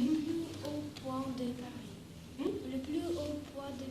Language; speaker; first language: French; non-native, learner; Russian